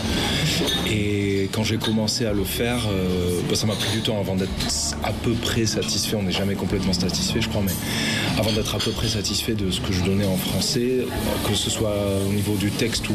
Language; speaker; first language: French; native; French